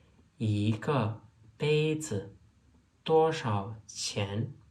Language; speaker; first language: Chinese; non-native, fluent; Turkmen